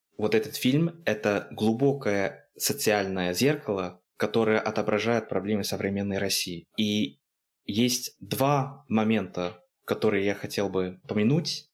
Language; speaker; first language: Russian; non-native, fluent; English